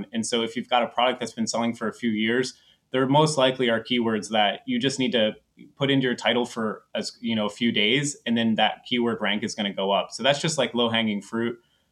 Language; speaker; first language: English; native; English